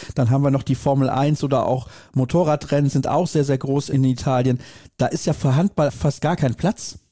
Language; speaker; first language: German; native; German